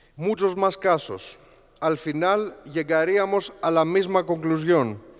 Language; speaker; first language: Spanish; non-native, fluent; Greek